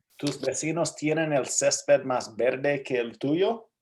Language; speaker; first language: Spanish; non-native, fluent; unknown